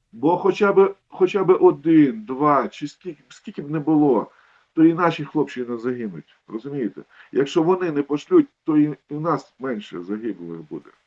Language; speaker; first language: Ukrainian; non-native, local second language; Russian